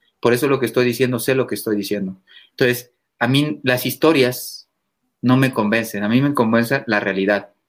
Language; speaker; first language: Spanish; native; Spanish